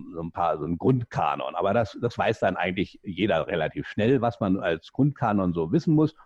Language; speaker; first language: German; native; German